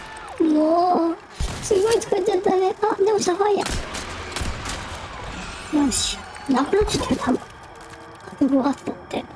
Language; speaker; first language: Japanese; native; Japanese